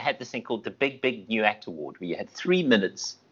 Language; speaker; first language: English; native; English